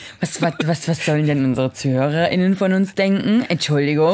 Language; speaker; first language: German; native; German